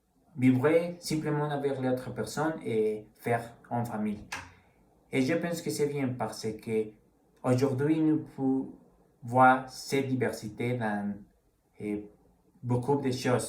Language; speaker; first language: French; non-native, learner; Spanish